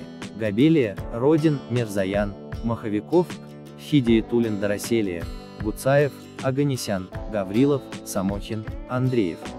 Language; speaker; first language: Russian; native; Russian